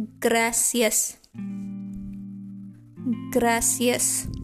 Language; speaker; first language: Spanish; non-native, learner; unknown